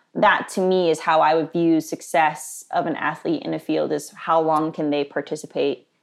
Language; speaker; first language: English; native; English